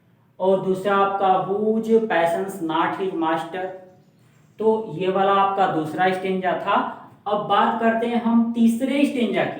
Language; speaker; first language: Hindi; native; Hindi